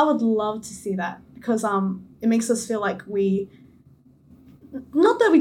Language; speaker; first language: English; native; English